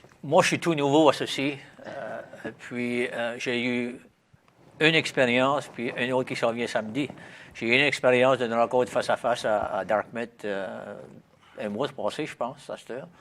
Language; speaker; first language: French; native; French